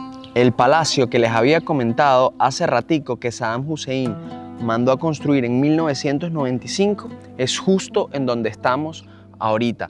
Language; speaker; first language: Spanish; native; Spanish